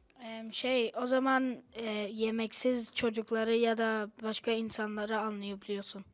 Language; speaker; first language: Turkish; early bilingual, other home language; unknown